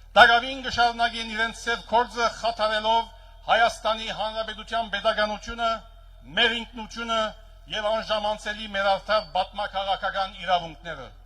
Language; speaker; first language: Armenian; early bilingual, heritage; Armenian